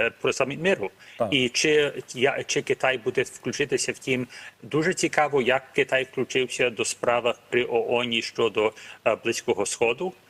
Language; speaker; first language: Ukrainian; early bilingual, heritage; Ukrainian